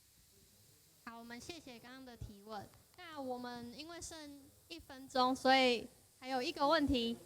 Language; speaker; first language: Chinese; native; Chinese